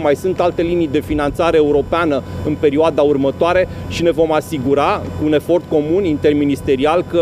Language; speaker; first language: Romanian; native; Romanian